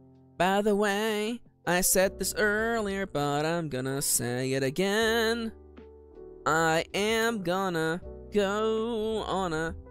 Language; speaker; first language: English; native; English